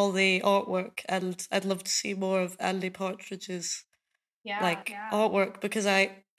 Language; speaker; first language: English; native; English